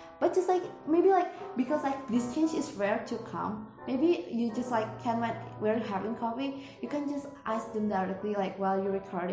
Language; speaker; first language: English; non-native, learner; Indonesian